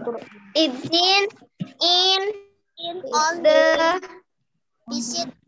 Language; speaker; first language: English; non-native, learner; Indonesian